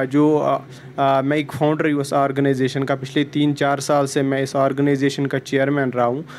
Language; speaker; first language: Hindi; non-native, local second language; Kashmiri